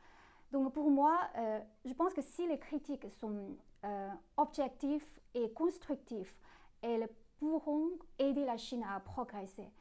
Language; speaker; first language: French; non-native, fluent; Chinese